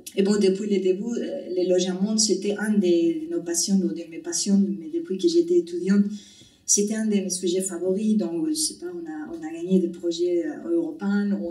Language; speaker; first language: French; non-native, fluent; Spanish